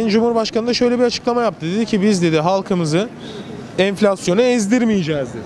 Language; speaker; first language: Turkish; native; Turkish